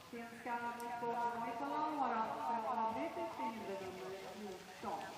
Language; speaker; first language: Swedish; native; Swedish